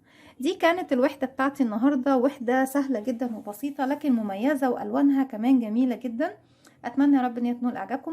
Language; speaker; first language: Arabic; native; Arabic